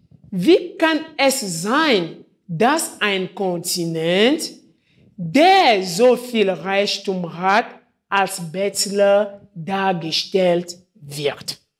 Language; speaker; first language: German; non-native, fluent; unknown